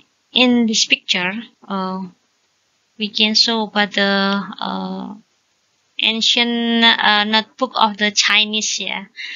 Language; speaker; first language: English; non-native, learner; Indonesian